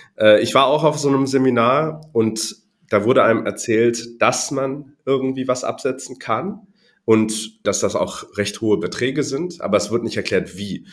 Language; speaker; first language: German; non-native, fluent; Cantonese